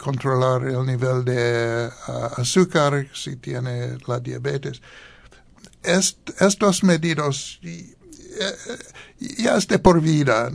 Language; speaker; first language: Spanish; non-native, learner; English